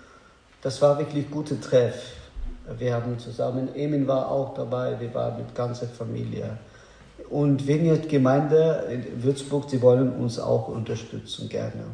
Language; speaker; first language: German; non-native, learner; Azerbaijani